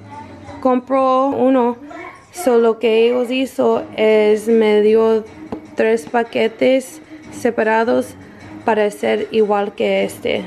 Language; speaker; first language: Spanish; early bilingual, heritage; Spanish